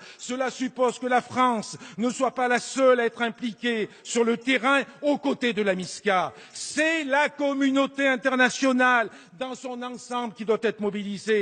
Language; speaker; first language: French; native; French